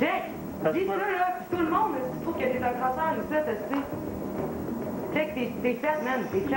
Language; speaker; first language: French; native; French